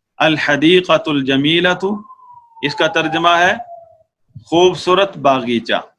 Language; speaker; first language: Urdu; native; Urdu